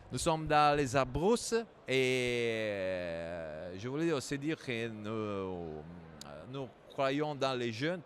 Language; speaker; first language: French; non-native, fluent; Italian